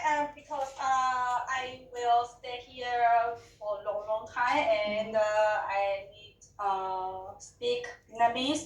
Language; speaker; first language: English; non-native, learner; Chinese